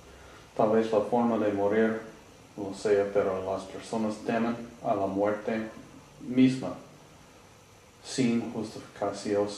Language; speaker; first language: Spanish; non-native, learner; English